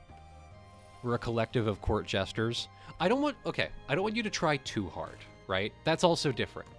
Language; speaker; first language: English; native; English